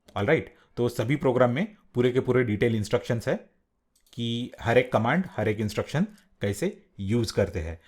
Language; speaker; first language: Hindi; non-native, local second language; Marathi